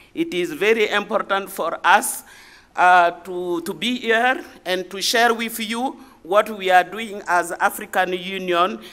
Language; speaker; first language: English; non-native, learner; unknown